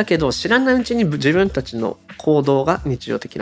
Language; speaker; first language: Japanese; native; Japanese